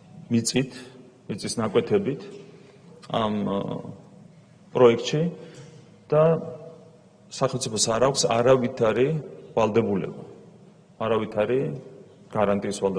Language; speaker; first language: Georgian; native; Georgian